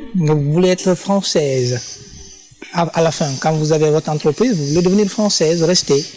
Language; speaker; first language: French; native; French